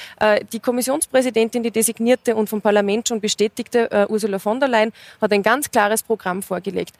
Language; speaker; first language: German; native; German